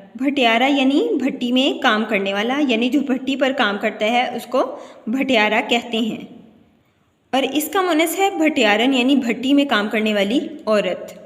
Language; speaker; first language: Urdu; native; Urdu